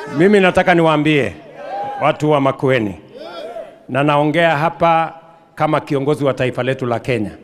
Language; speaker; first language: Swahili; non-native, local second language; Kalenjin